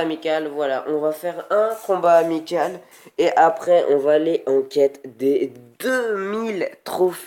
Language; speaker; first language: French; native; French